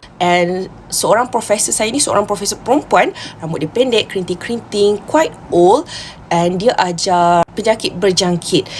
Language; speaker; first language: Malay; native; Malay